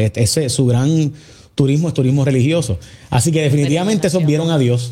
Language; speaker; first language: Spanish; native; Spanish